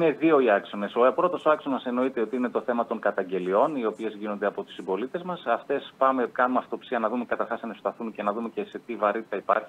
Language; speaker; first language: Greek; native; Greek